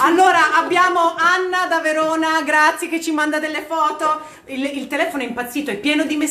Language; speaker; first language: Italian; native; Italian